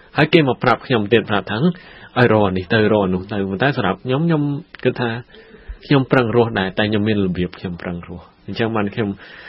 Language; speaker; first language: Khmer; native; Khmer